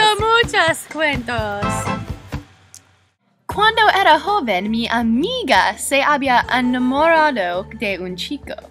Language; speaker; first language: Spanish; non-native, learner; English